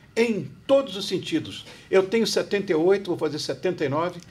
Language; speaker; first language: Portuguese; native; Portuguese